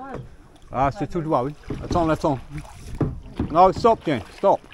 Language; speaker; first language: French; non-native, learner; English